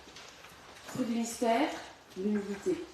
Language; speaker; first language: French; native; French